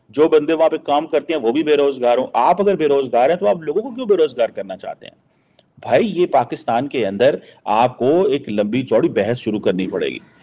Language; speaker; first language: Urdu; non-native, local second language; Punjabi